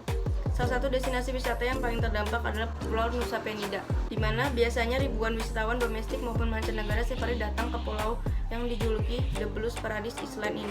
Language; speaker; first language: Indonesian; native; Indonesian